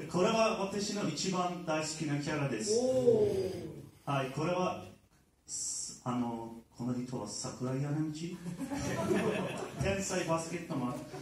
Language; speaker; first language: Japanese; non-native, learner; Turkish